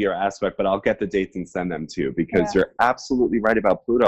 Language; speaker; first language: English; native; English